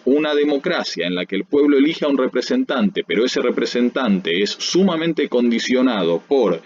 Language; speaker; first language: Spanish; native; Spanish